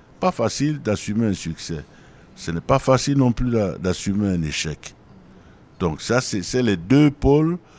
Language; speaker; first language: French; non-native, local second language; Duala